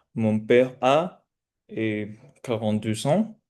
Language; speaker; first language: French; non-native, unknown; Spanish